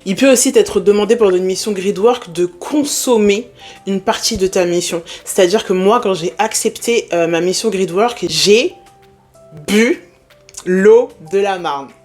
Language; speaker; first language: French; early bilingual, other home language; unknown